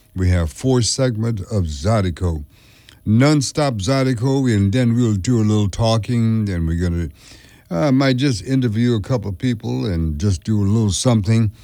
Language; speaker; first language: English; early bilingual, other home language; French